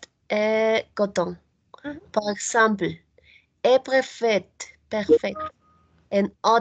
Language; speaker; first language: French; non-native, learner; Spanish